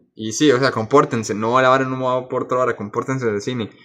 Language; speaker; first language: Spanish; native; Spanish